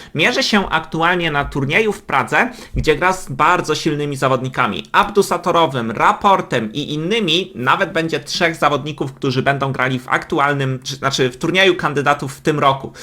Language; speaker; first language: Polish; native; Polish